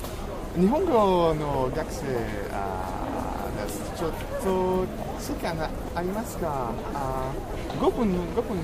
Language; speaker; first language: Japanese; non-native, learner; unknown